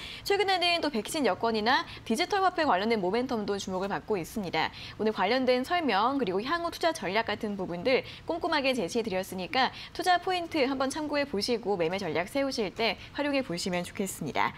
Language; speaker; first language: Korean; native; Korean